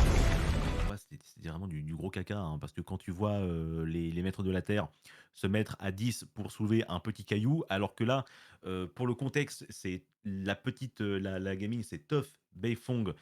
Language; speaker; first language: French; native; French